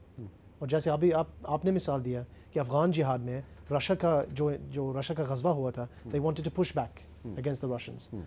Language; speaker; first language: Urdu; early bilingual, heritage; Urdu